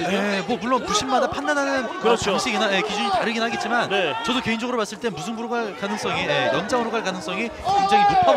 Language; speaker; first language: Korean; native; Korean